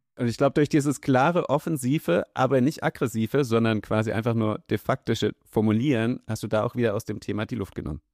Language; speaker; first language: German; native; German